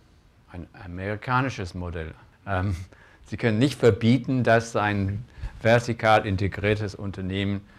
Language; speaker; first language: German; non-native, fluent; English